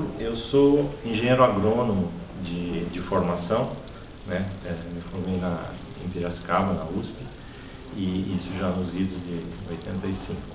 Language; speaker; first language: Portuguese; native; Portuguese